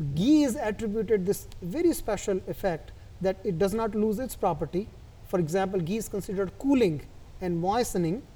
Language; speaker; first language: English; non-native, local second language; Hindi